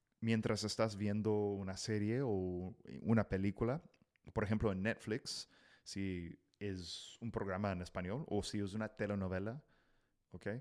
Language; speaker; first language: Spanish; non-native, fluent; English